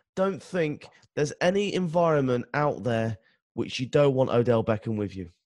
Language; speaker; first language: English; native; English